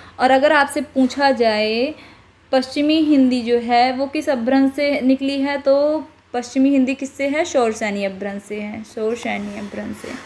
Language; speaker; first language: Hindi; native; Hindi